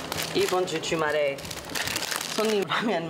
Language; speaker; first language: Korean; non-native, learner; English